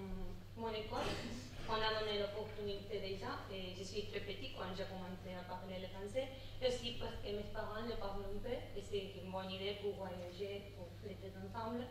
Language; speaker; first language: French; non-native, learner; Catalan